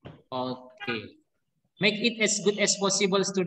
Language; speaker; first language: English; non-native, learner; Indonesian